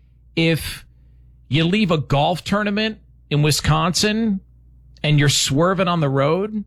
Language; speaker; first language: English; native; English